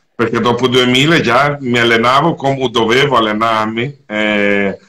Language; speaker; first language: Italian; non-native, fluent; Portuguese